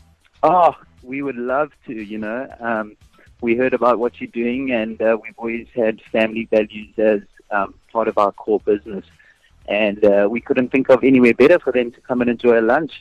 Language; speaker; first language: English; native; English